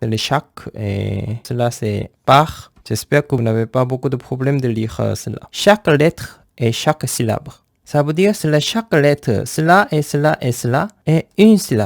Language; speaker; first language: French; non-native, fluent; Korean